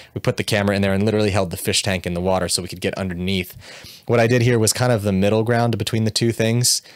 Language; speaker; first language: English; native; English